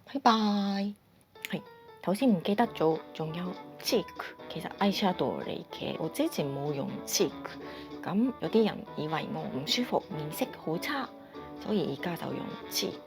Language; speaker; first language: Cantonese; non-native, fluent; Japanese